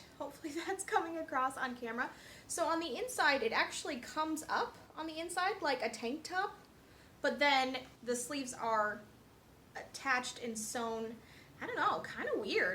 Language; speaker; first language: English; native; English